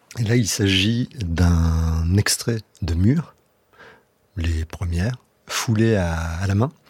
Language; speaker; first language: French; native; French